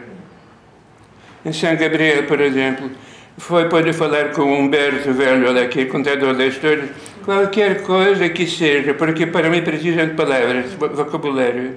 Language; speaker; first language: Portuguese; non-native, fluent; Lithuanian